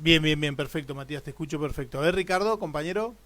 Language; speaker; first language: Spanish; native; Spanish